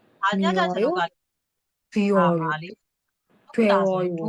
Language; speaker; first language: Korean; non-native, learner; Burmese